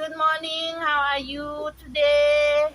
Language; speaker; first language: English; non-native, learner; Thai